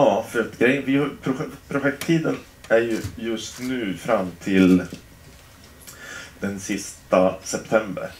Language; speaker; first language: Swedish; native; Swedish